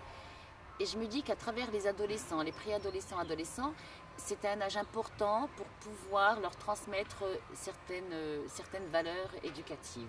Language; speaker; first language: French; early bilingual, other home language; Kabyle